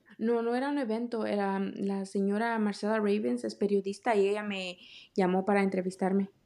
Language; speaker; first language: Spanish; native; Spanish